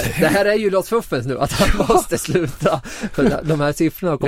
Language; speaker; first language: Swedish; native; Swedish